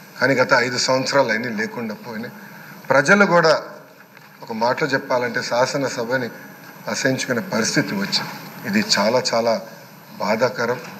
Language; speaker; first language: Telugu; native; Telugu